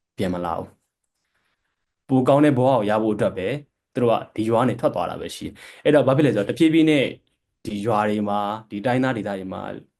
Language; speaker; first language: Burmese; native; Burmese